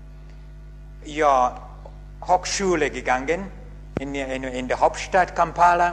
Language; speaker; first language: German; non-native, learner; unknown